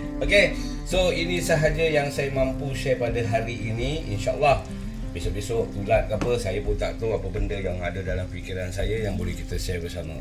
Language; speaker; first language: Malay; native; Malay